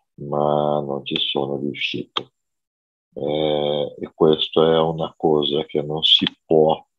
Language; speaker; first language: Italian; non-native, fluent; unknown